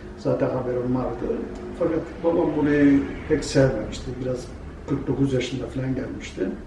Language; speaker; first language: Turkish; native; Turkish